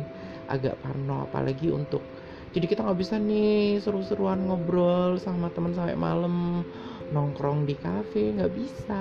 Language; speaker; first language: Indonesian; native; Indonesian